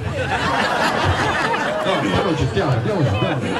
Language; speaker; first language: Italian; native; Italian